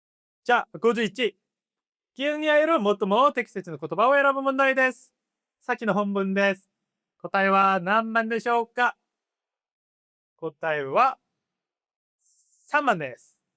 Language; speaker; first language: Japanese; non-native, fluent; Korean